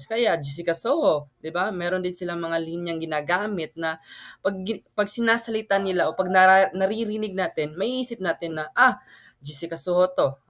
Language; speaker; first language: Filipino; non-native, local second language; Cebuano